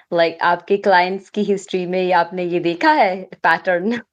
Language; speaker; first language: Urdu; early bilingual, heritage; Urdu